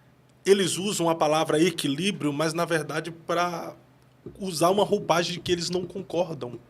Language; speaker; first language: Portuguese; native; Portuguese